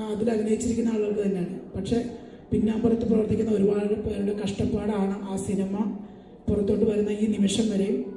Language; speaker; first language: Malayalam; native; Malayalam